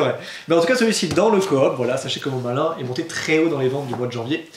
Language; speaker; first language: French; native; French